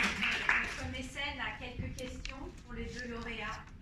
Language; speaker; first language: French; native; French